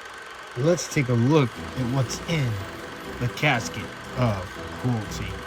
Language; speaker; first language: English; native; English